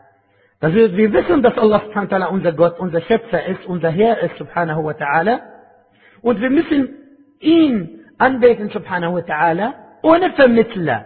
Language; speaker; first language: German; non-native, fluent; Arabic